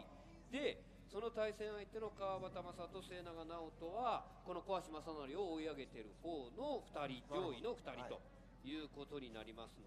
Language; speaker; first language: Japanese; native; Japanese